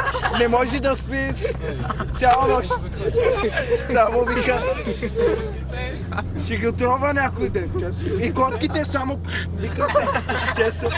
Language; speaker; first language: Bulgarian; non-native, local second language; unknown